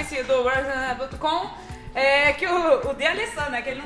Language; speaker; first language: Portuguese; native; Portuguese